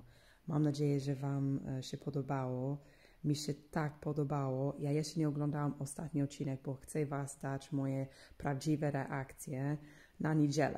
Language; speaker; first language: Polish; non-native, fluent; English